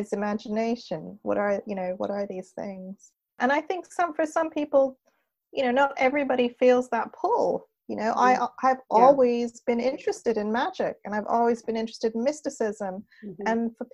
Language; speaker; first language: English; native; English